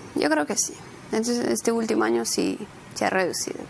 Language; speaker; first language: Spanish; native; Spanish